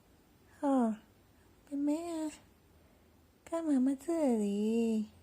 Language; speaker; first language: Chinese; non-native, fluent; Indonesian